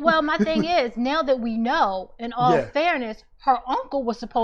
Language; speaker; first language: English; native; English